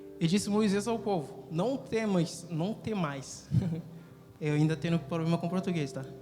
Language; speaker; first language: Portuguese; non-native, fluent; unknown